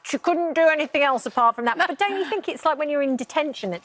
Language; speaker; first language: English; native; English